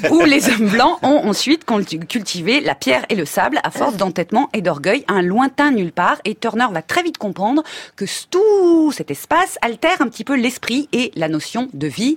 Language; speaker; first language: French; native; French